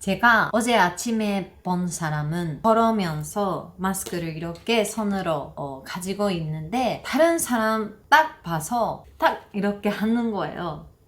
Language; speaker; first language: Korean; non-native, learner; Japanese